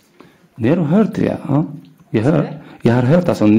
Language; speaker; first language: Swedish; non-native, learner; Arabic